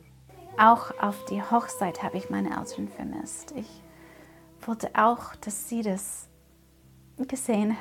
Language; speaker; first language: German; non-native, fluent; English